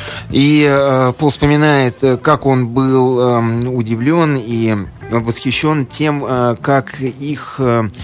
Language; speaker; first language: Russian; native; Russian